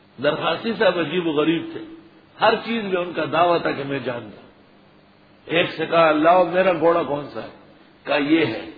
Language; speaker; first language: Urdu; non-native, local second language; Pashto